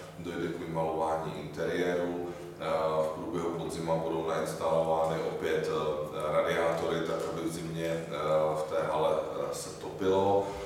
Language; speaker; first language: Czech; native; Czech